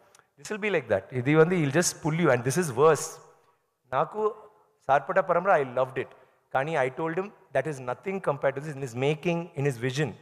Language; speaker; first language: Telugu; non-native, learner; Tamil